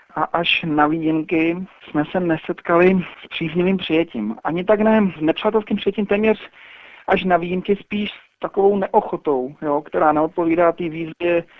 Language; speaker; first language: Czech; native; Czech